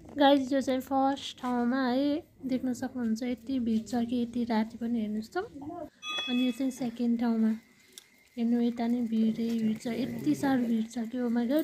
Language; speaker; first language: Nepali; non-native, local second language; Newari